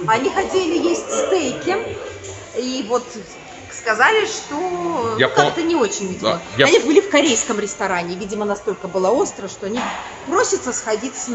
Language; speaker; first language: Russian; native; Russian